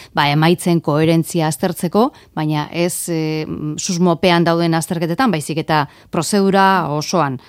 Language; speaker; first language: Basque; native; Basque